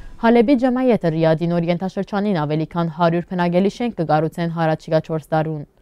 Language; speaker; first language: Armenian; early bilingual, heritage; Armenian